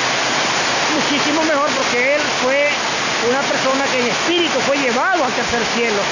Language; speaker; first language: Spanish; native; Spanish